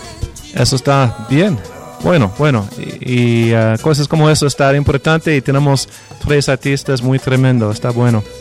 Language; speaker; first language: Spanish; non-native, learner; English